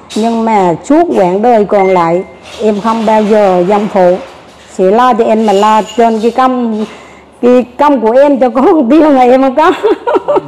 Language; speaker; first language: Vietnamese; native; Vietnamese